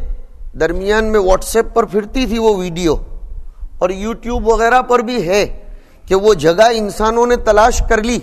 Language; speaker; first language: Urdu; non-native, local second language; Gujarati